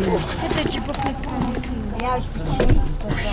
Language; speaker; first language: Russian; non-native, local second language; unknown